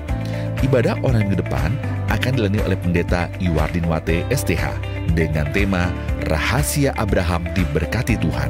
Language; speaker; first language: Indonesian; native; Indonesian